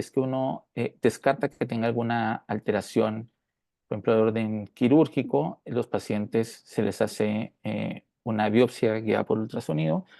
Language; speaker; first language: Spanish; native; Spanish